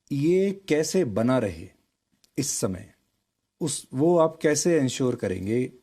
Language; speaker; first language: Hindi; native; Hindi